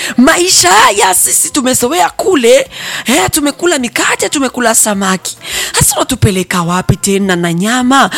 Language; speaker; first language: Swahili; non-native, local second language; Rundi